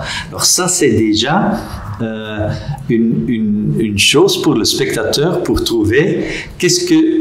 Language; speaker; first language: French; non-native, local second language; Dutch